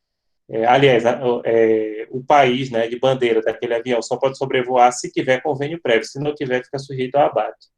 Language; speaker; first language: Portuguese; native; Portuguese